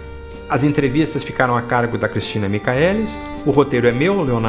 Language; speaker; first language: Portuguese; native; Portuguese